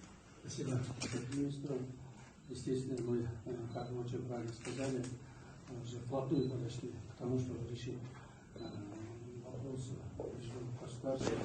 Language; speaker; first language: Russian; non-native, local second language; Kyrgyz